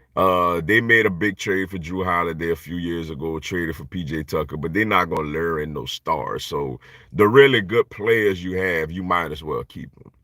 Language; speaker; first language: English; native; English